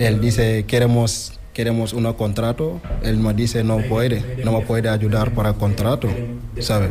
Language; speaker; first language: Spanish; non-native, learner; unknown